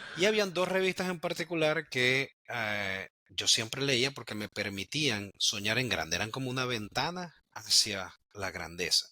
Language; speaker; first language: Spanish; native; Spanish